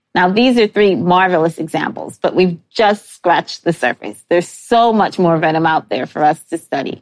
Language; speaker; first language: English; native; English